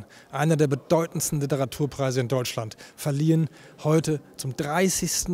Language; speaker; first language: German; native; German